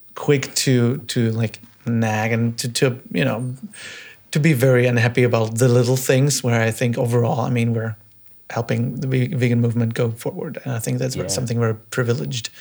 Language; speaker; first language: English; non-native, fluent; German